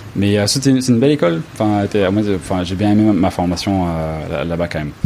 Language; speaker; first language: French; non-native, fluent; English